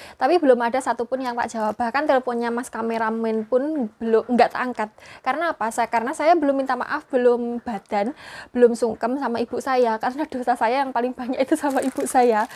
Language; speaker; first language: Indonesian; non-native, local second language; Javanese